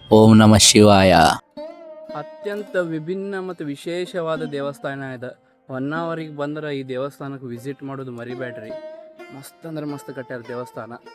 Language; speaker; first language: Kannada; native; Kannada